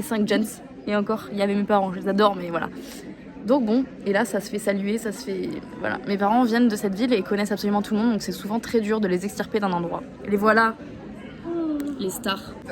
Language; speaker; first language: French; native; French